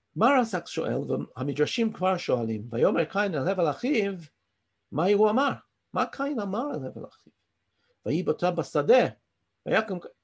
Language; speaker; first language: Hebrew; non-native, fluent; English